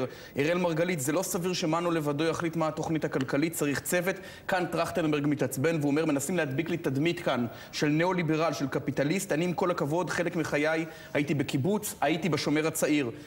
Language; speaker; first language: Hebrew; native; Hebrew